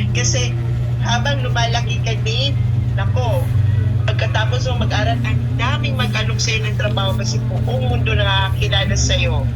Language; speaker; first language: Filipino; non-native, local second language; Cebuano